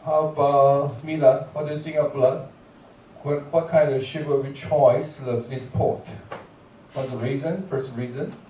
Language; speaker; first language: English; non-native, learner; Chinese